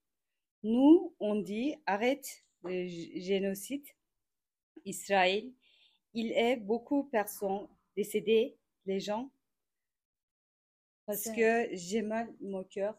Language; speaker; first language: French; non-native, learner; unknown